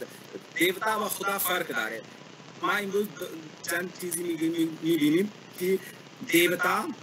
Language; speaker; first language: Persian; non-native, learner; Hindi